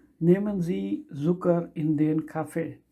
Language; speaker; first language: German; non-native, learner; Tamil